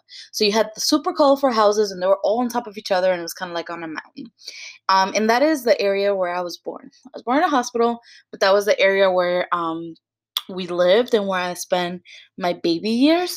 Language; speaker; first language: English; early bilingual, other home language; Spanish